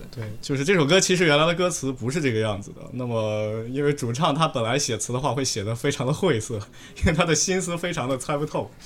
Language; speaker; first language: Chinese; native; Chinese